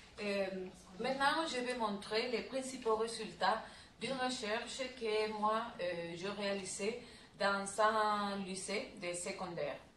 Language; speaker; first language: French; non-native, learner; Spanish